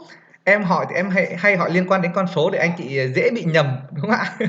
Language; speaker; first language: Vietnamese; native; Vietnamese